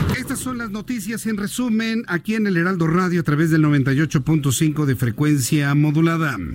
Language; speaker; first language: Spanish; native; Spanish